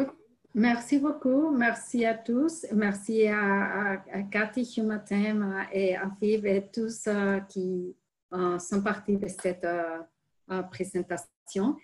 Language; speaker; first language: French; non-native, fluent; Spanish